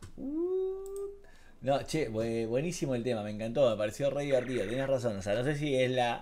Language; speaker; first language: Spanish; native; Spanish